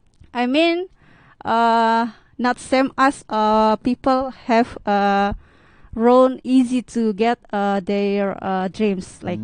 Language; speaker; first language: English; non-native, learner; Indonesian